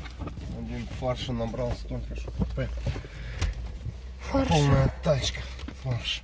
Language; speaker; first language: Russian; native; Russian